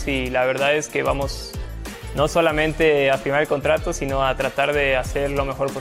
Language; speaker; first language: Spanish; native; Spanish